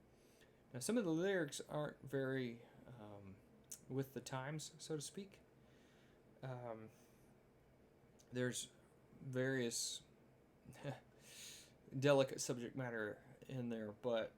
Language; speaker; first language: English; native; English